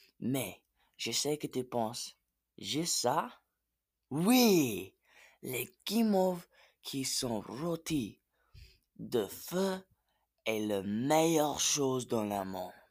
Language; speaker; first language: French; non-native, learner; English